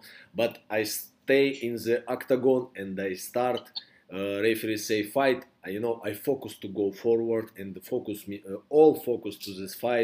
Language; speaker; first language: English; non-native, learner; Russian